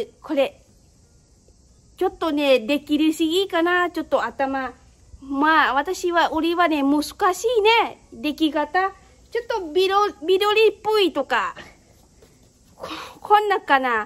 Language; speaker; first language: Japanese; non-native, learner; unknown